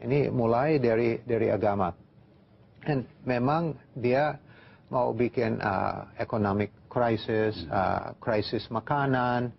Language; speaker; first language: Indonesian; non-native, fluent; English